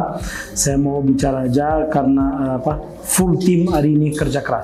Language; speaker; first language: Indonesian; non-native, fluent; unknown